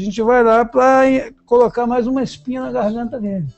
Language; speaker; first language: Portuguese; native; Portuguese